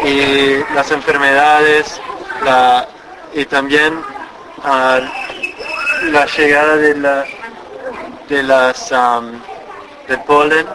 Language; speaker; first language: Spanish; non-native, fluent; English